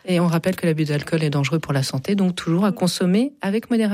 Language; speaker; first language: French; native; French